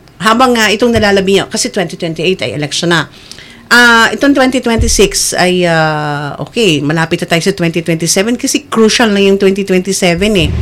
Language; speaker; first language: Filipino; native; Filipino